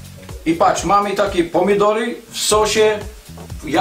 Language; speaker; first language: Polish; non-native, learner; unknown